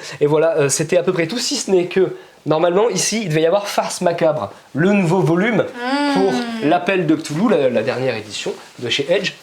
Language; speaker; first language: French; native; French